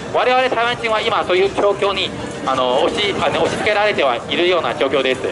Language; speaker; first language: Japanese; non-native, fluent; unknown